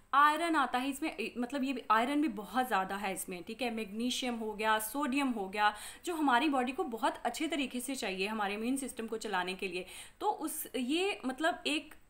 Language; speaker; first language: Hindi; non-native, local second language; Punjabi